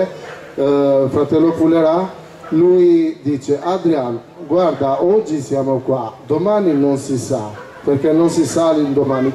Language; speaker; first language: Italian; non-native, fluent; Albanian